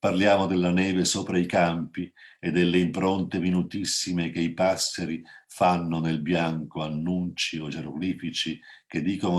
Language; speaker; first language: Italian; native; Italian